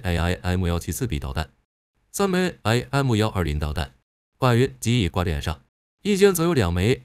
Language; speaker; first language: Chinese; native; Chinese